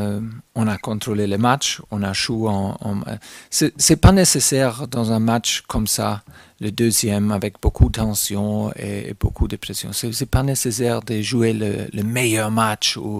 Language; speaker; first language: French; non-native, fluent; German